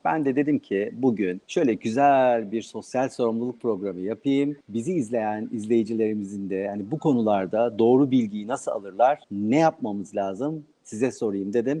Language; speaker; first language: Turkish; native; Turkish